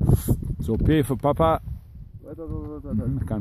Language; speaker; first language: German; non-native, fluent; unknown